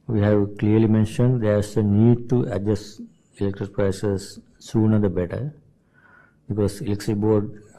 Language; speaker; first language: English; non-native, local second language; Sinhala